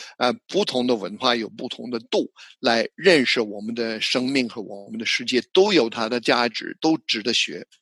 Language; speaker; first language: Chinese; non-native, fluent; English